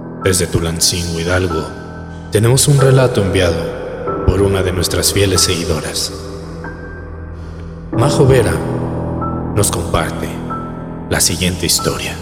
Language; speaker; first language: Spanish; native; Spanish